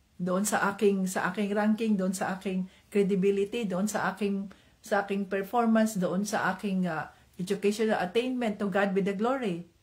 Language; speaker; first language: Filipino; non-native, local second language; Cebuano